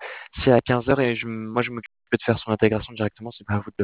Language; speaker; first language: French; native; French